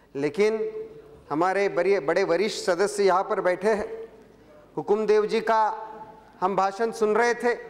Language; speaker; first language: Hindi; non-native, local second language; Marathi